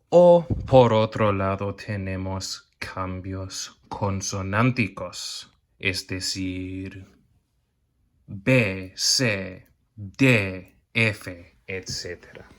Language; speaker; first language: Spanish; non-native, fluent; English